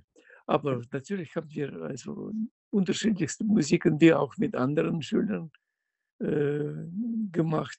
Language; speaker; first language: German; non-native, fluent; Russian